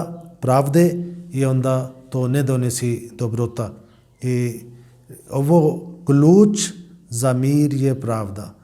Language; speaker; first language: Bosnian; non-native, learner; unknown